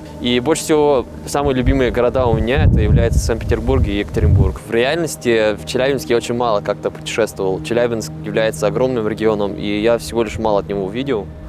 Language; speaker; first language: Russian; non-native, fluent; Arabic